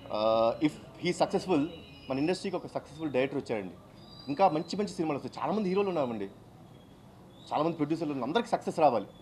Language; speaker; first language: Telugu; native; Telugu